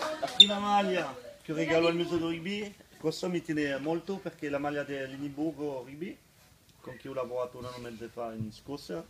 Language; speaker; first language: Italian; non-native, fluent; French